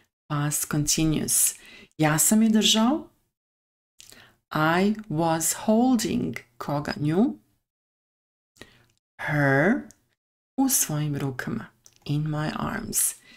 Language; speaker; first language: English; non-native, fluent; Serbian